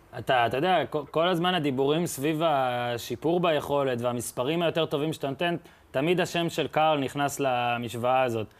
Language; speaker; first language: Hebrew; native; Hebrew